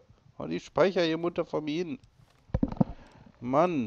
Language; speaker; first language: German; native; German